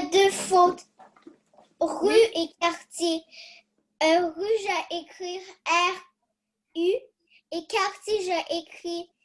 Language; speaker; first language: French; early bilingual, other home language; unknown